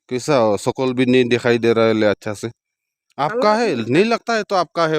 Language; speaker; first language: Hindi; non-native, local second language; Khasi